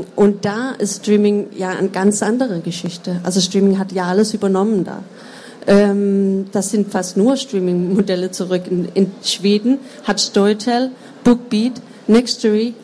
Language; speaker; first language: German; non-native, fluent; Danish